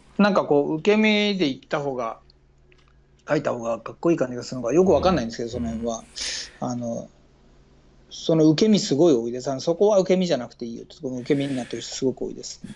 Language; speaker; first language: Japanese; native; Japanese